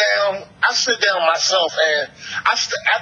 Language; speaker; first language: English; native; English